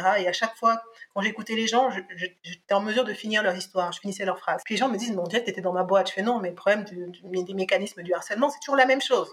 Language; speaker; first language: French; early bilingual, other home language; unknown